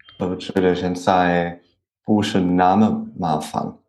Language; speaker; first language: Chinese; non-native, learner; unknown